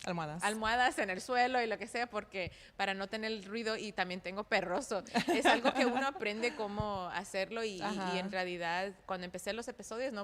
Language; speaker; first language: Spanish; early bilingual, heritage; Spanish